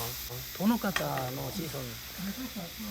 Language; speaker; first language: Japanese; non-native, learner; Korean